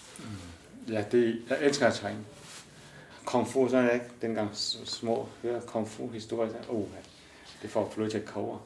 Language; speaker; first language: Danish; non-native, learner; Chinese